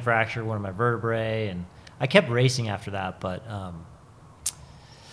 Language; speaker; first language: English; native; English